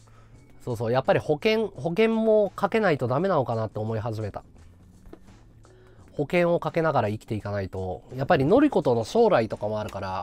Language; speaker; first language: Japanese; native; Japanese